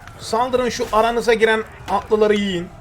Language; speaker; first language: Turkish; native; Turkish